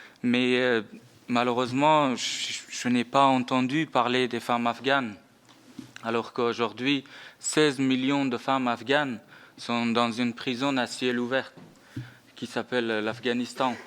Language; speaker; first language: French; non-native, fluent; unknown